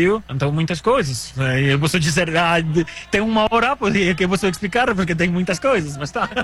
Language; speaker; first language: Portuguese; non-native, learner; French